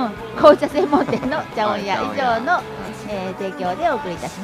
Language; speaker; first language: Japanese; native; Japanese